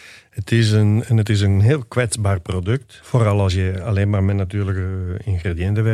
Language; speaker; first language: Dutch; non-native, fluent; Italian